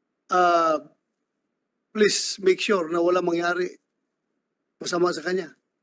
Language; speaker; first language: Filipino; native; Filipino